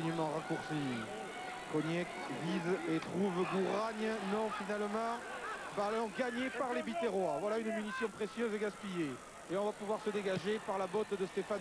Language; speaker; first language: French; native; French